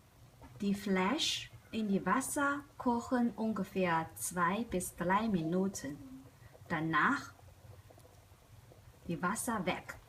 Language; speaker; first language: German; non-native, learner; Chinese